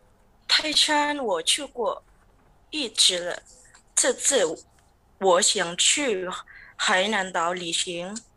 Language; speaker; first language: Chinese; non-native, learner; Indonesian